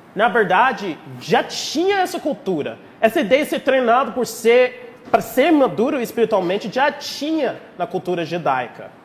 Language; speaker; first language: Portuguese; non-native, fluent; English